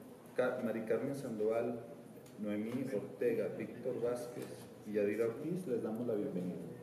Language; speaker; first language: Spanish; native; Spanish